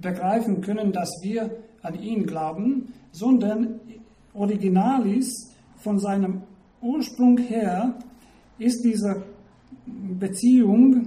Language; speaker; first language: German; non-native, fluent; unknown